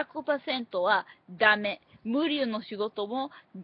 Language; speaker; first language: Japanese; non-native, learner; English